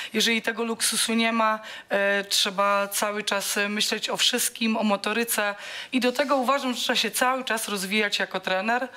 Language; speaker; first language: Polish; native; Polish